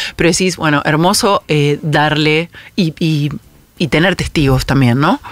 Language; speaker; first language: Spanish; native; Spanish